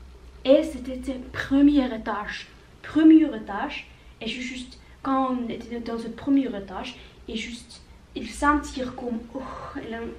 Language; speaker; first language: French; non-native, learner; Norwegian